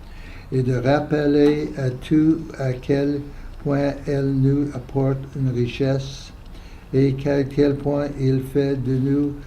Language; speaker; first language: French; non-native, fluent; English